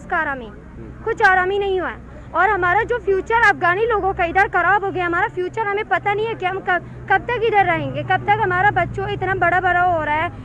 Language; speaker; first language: Hindi; non-native, fluent; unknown